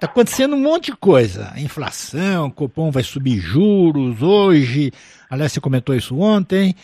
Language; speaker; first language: Portuguese; native; Portuguese